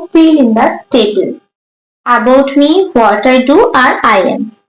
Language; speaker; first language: English; non-native, local second language; Bangla